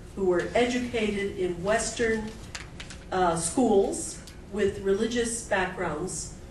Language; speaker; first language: English; native; English